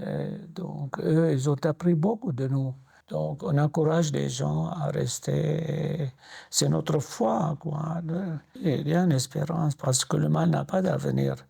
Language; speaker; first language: French; non-native, fluent; Arabic